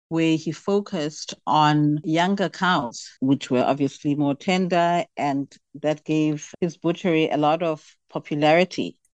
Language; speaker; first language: English; non-native, local second language; Xhosa